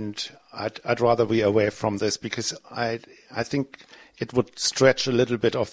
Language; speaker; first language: English; non-native, fluent; German